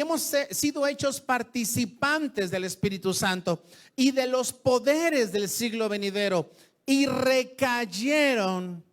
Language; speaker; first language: Spanish; native; Spanish